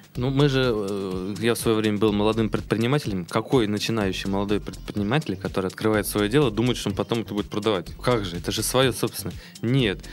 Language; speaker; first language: Russian; native; Russian